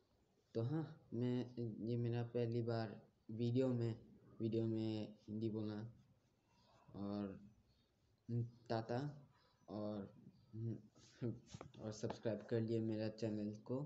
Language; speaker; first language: Hindi; non-native, learner; Bangla